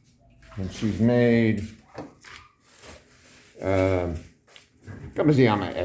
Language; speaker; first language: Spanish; non-native, learner; English